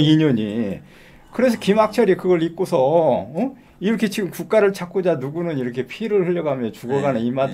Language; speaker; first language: Korean; native; Korean